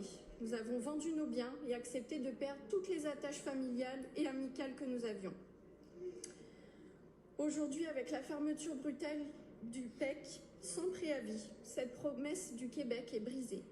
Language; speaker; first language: French; native; French